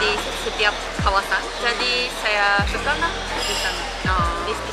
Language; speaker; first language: Indonesian; non-native, fluent; Japanese